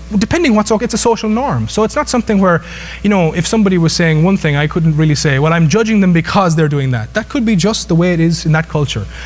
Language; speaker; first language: English; native; English